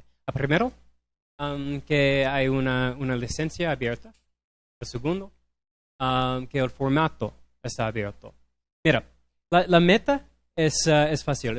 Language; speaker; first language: Spanish; non-native, learner; English